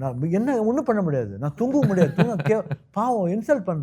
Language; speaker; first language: Tamil; non-native, local second language; Kannada